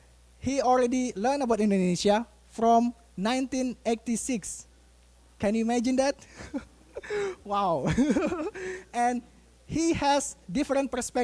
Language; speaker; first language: English; non-native, fluent; Indonesian